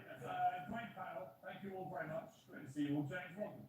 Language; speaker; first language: English; native; English